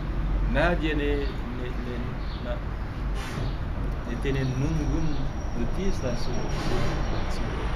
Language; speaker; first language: Spanish; non-native, learner; Haitian Creole